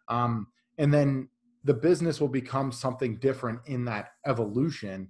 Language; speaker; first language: English; native; English